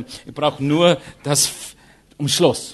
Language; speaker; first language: German; non-native, learner; English